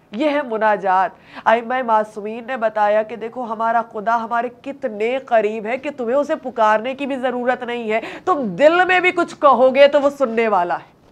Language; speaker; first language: Hindi; native; Hindi